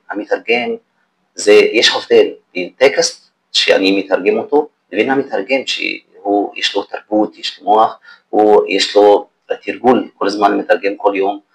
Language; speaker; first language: Hebrew; non-native, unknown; Arabic